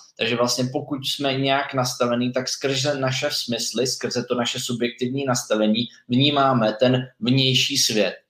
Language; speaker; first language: Czech; native; Czech